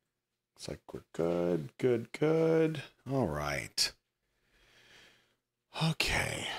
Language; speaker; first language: English; native; English